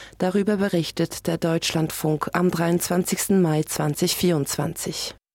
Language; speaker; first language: German; native; German